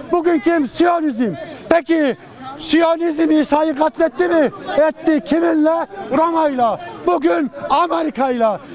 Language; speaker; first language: Turkish; native; Turkish